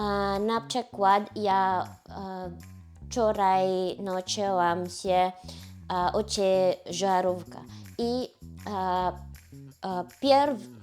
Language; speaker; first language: Polish; non-native, learner; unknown